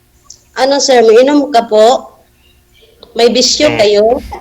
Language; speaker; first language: Filipino; non-native, local second language; Cebuano